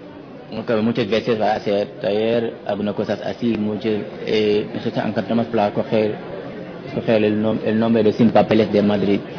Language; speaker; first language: Spanish; non-native, fluent; Wolof